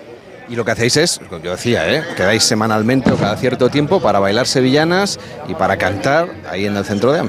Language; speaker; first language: Spanish; native; Spanish